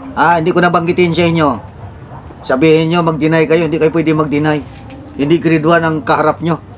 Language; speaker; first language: Filipino; non-native, local second language; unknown